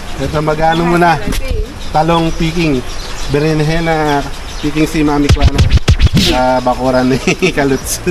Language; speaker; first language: Filipino; native; Filipino